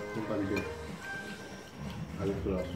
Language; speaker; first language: French; non-native, fluent; Chinese